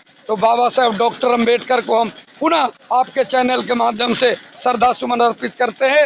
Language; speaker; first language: Hindi; native; Hindi